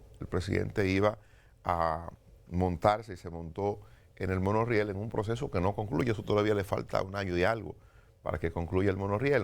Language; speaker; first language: Spanish; native; Spanish